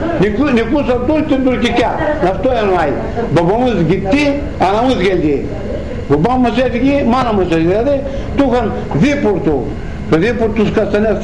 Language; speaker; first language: Greek; native; Greek